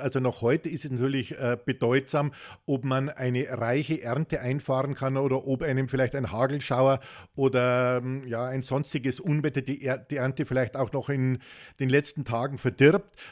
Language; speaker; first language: German; native; German